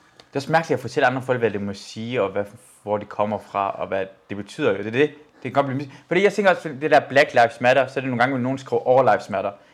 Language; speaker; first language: Danish; native; Danish